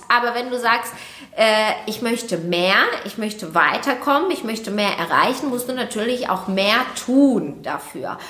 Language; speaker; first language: German; native; German